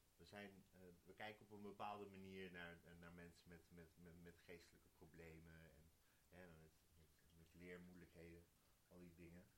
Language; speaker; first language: Dutch; native; Dutch